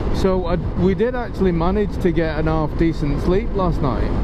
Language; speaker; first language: English; native; English